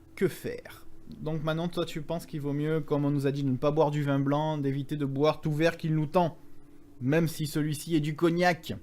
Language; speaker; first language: French; native; French